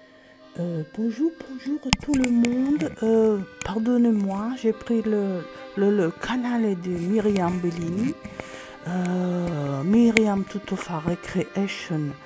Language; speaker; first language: French; non-native, learner; Italian